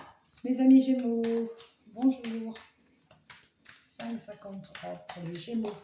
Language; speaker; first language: French; native; French